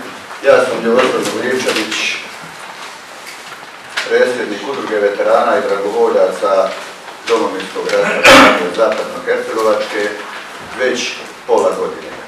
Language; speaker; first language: Croatian; native; Croatian